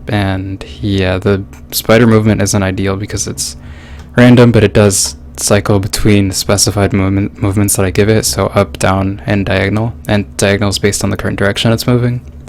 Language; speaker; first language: English; native; English